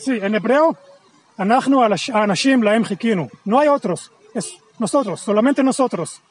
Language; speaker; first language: Spanish; non-native, fluent; Hebrew